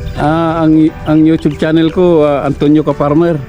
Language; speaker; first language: Filipino; non-native, local second language; Pangasinan